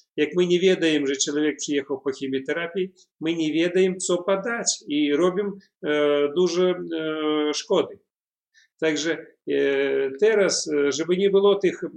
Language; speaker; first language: Polish; non-native, learner; Belarusian